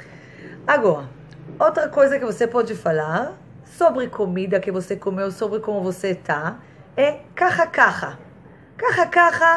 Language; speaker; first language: Portuguese; non-native, fluent; Hebrew